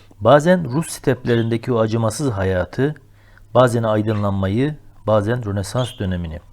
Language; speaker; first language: Turkish; native; Turkish